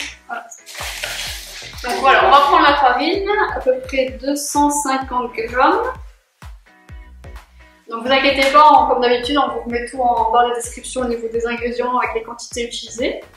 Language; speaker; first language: French; native; French